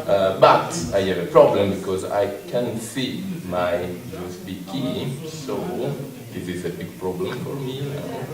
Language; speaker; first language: English; non-native, learner; Italian